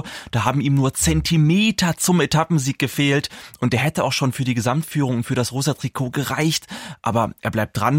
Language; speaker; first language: German; native; German